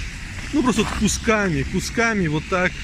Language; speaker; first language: Russian; native; Russian